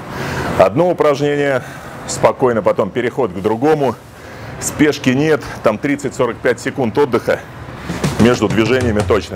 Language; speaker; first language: Russian; native; Russian